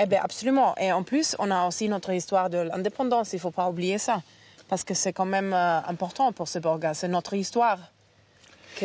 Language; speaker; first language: French; non-native, fluent; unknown